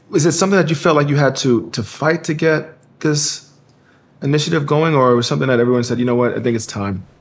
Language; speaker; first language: English; native; English